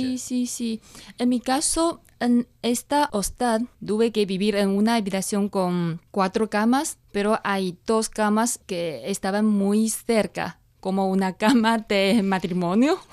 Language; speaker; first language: Spanish; non-native, fluent; Chinese